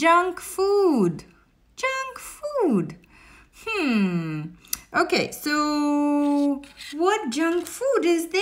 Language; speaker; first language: English; non-native, fluent; Russian